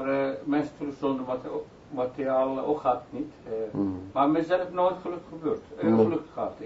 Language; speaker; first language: Dutch; non-native, learner; Turkish